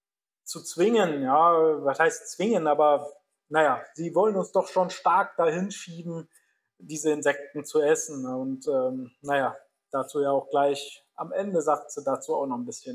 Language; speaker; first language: German; native; German